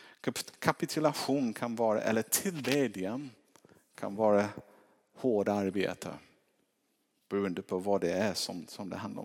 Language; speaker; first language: Swedish; non-native, fluent; English